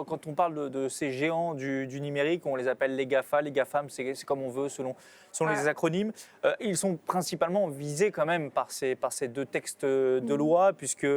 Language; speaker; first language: French; native; French